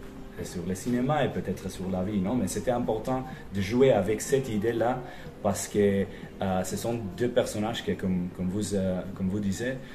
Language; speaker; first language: French; non-native, fluent; Spanish